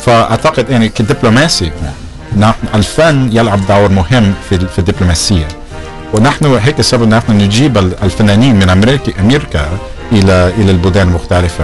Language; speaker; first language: Arabic; non-native, fluent; English